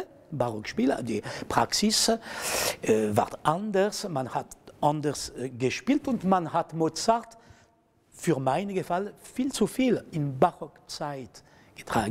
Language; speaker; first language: German; non-native, fluent; French